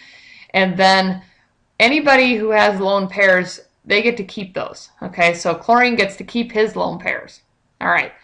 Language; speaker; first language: English; native; English